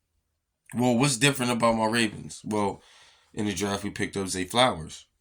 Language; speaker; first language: English; native; English